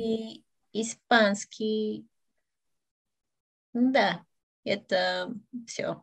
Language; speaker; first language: Russian; non-native, learner; Bulgarian